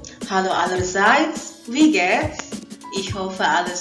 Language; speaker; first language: German; non-native, fluent; Indonesian